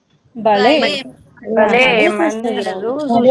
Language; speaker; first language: Persian; non-native, learner; Urdu